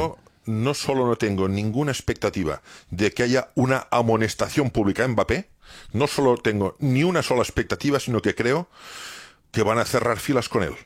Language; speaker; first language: Spanish; native; Spanish